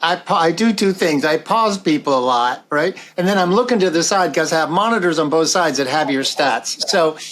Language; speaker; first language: English; native; English